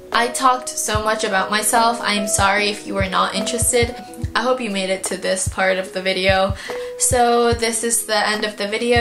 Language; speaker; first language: English; early bilingual, other home language; Japanese